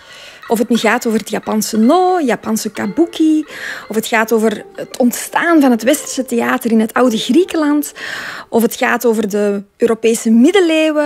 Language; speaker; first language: Dutch; native; Dutch